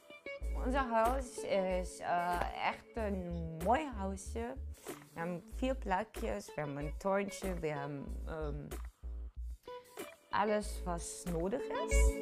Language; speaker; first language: Dutch; non-native, learner; German